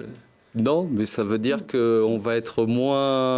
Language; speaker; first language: French; native; French